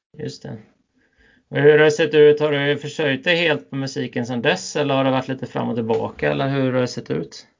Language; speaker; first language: Swedish; native; Swedish